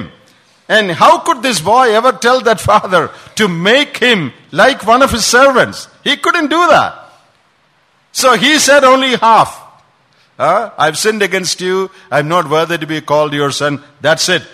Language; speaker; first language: English; non-native, local second language; Malayalam